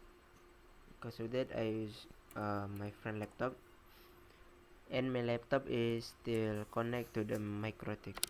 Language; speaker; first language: English; non-native, learner; Indonesian